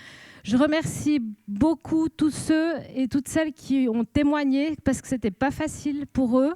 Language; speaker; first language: French; native; French